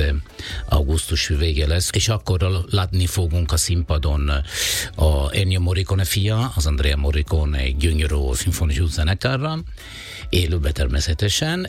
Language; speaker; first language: Hungarian; non-native, fluent; Italian